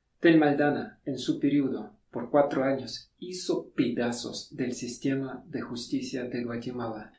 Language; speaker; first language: Spanish; non-native, fluent; Russian